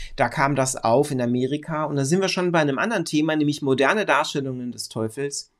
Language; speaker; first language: German; native; German